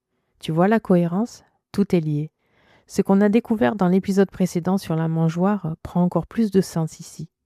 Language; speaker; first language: French; native; French